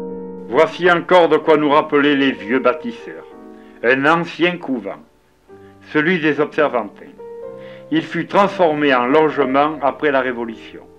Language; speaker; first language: French; native; French